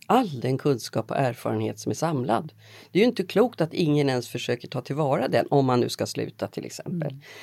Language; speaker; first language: Swedish; native; Swedish